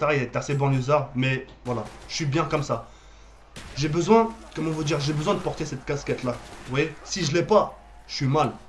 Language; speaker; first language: French; early bilingual, other home language; Arabic